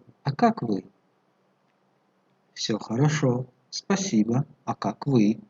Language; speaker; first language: Russian; non-native, fluent; Tajik